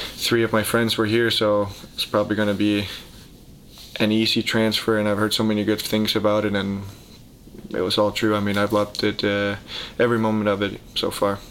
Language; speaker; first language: English; early bilingual, heritage; Danish